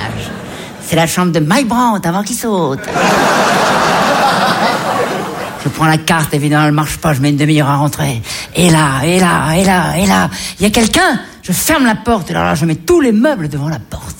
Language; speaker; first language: French; native; French